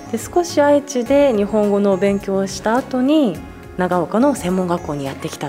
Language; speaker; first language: Japanese; native; Japanese